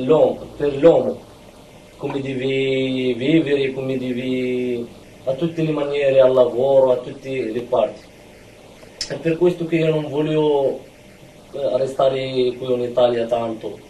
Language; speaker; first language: Italian; non-native, learner; Arabic